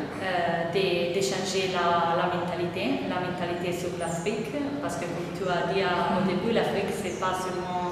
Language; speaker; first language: French; non-native, fluent; Italian